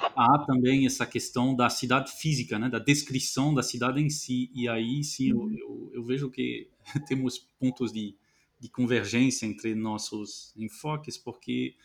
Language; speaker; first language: Portuguese; non-native, fluent; French